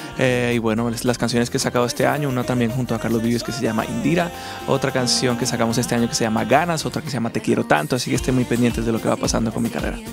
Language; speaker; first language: Spanish; native; Spanish